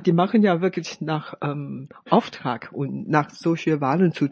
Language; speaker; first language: German; non-native, fluent; Chinese